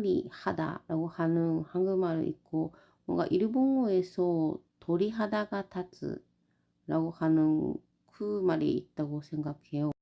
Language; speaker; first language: Korean; non-native, learner; Japanese